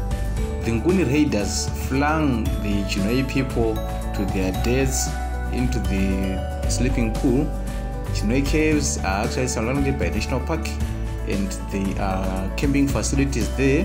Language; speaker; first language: English; non-native, local second language; Shona